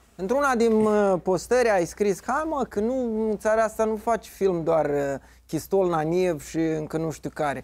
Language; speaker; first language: Romanian; native; Romanian